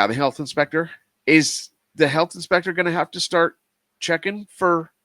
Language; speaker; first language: English; native; English